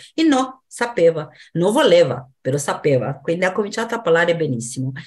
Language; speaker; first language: Italian; non-native, fluent; Portuguese